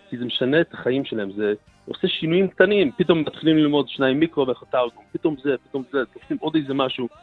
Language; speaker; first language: Hebrew; non-native, fluent; English